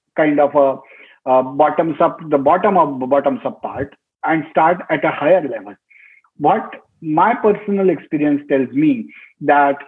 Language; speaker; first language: English; non-native, local second language; Marathi